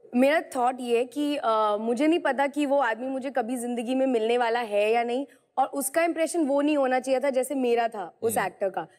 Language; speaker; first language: Hindi; native; Hindi